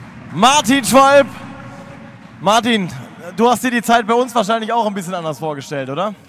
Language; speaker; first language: German; native; German